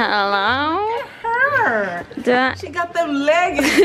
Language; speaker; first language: Norwegian; native; Norwegian